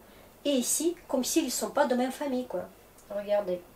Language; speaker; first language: French; non-native, fluent; Russian